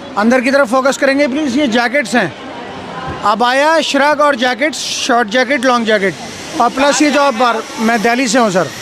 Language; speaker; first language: Hindi; native; Hindi